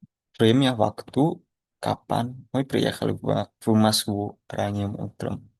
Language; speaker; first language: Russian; non-native, learner; Indonesian